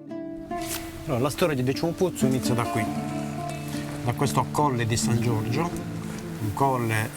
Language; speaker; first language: Italian; native; Italian